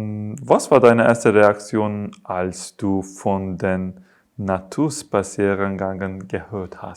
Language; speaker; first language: German; non-native, learner; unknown